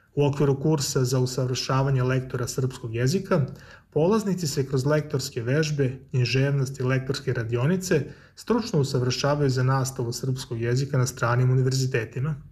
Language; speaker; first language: Serbian; native; Serbian